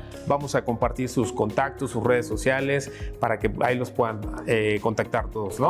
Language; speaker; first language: Spanish; native; Spanish